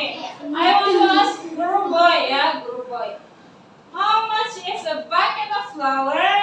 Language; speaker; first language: English; non-native, learner; Indonesian